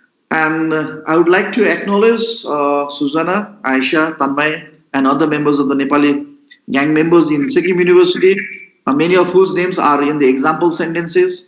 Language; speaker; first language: English; non-native, local second language; Nepali